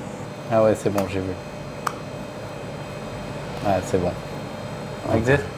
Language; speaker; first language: French; native; French